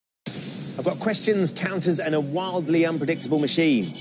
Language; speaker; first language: English; native; English